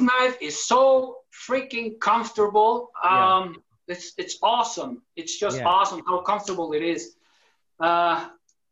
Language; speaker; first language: English; non-native, fluent; Spanish